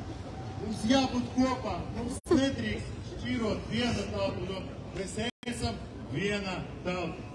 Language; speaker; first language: Latvian; non-native, local second language; Russian